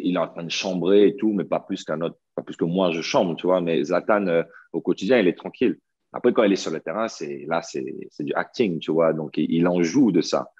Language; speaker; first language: French; native; French